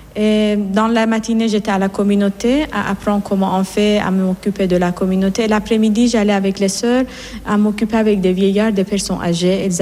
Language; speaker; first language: French; non-native, fluent; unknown